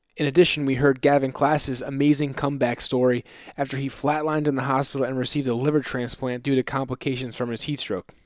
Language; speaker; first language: English; native; English